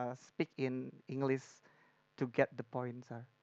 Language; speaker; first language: English; non-native, learner; Indonesian